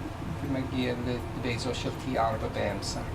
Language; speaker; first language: Hebrew; non-native, fluent; English